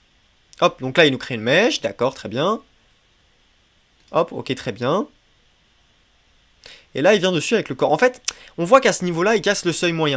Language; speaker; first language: French; native; French